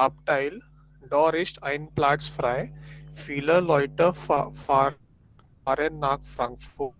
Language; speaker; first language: German; non-native, learner; Marathi